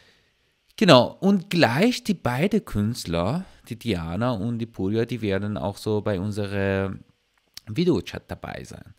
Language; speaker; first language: German; non-native, learner; Persian